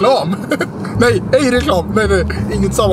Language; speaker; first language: Swedish; native; Swedish